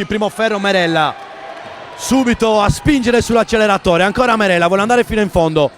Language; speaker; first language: Italian; native; Italian